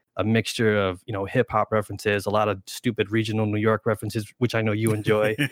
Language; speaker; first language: English; early bilingual, other home language; Spanish